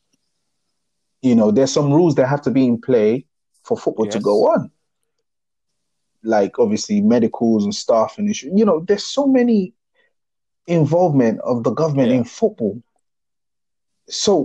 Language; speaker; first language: English; non-native, local second language; Yoruba